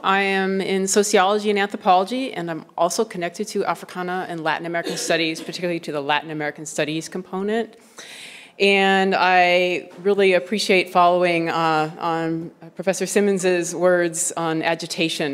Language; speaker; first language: English; native; English